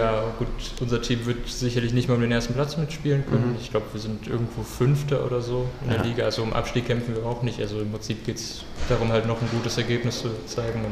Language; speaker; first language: German; native; German